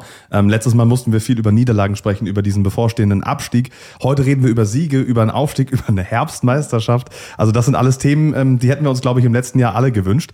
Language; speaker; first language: German; native; German